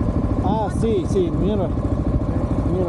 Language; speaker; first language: Spanish; non-native, learner; English